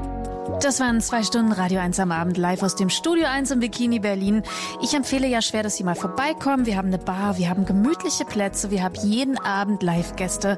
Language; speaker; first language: German; native; German